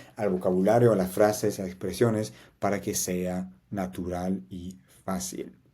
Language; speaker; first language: Spanish; non-native, learner; English